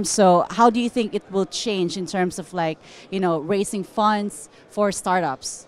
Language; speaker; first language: English; non-native, local second language; Filipino